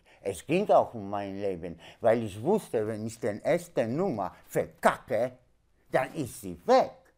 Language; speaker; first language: German; non-native, learner; Polish